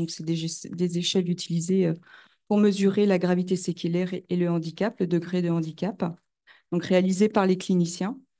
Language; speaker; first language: French; native; French